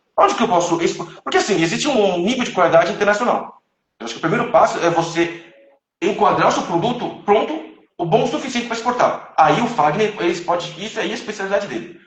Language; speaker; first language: Portuguese; non-native, fluent; Chinese